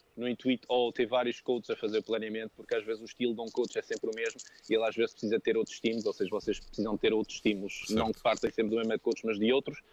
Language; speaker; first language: Portuguese; early bilingual, other home language; French